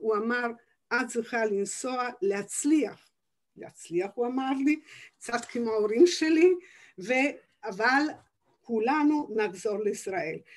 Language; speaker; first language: Hebrew; non-native, fluent; Italian